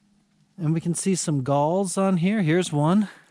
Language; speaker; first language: English; native; English